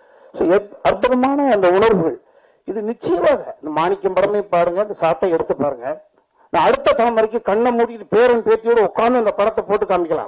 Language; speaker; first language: Tamil; native; Tamil